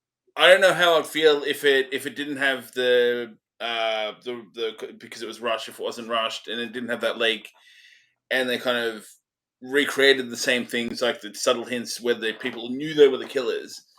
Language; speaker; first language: English; native; English